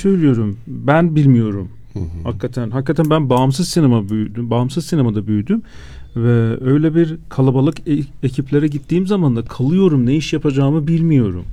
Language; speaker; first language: Turkish; non-native, fluent; Azerbaijani